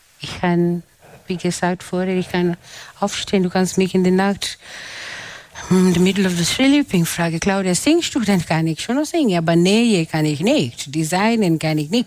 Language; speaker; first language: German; non-native, fluent; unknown